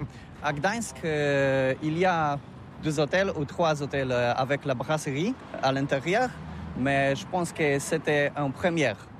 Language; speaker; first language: French; non-native, learner; Polish